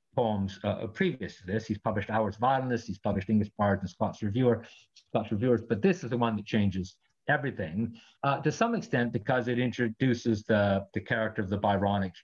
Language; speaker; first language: English; native; English